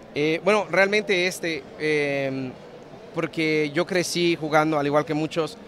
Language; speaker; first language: Spanish; early bilingual, heritage; Spanish